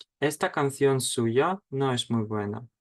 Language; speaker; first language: Spanish; non-native, fluent; Ukrainian